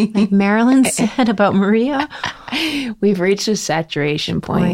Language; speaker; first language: English; native; English